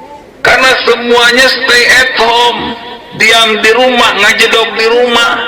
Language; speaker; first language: Indonesian; native; Indonesian